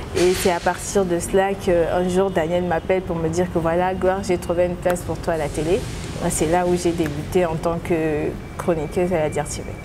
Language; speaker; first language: French; non-native, local second language; Lingala